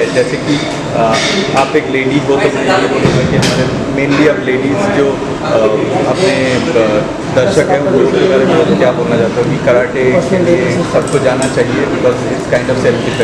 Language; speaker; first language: Hindi; native; Hindi